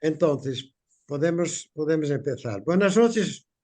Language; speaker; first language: Spanish; non-native, fluent; Portuguese